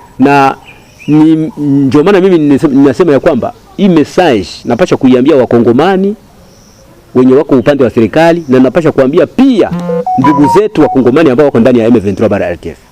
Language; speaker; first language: Swahili; native; Swahili